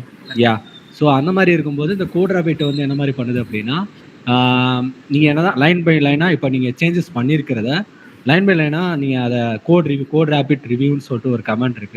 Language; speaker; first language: Tamil; native; Tamil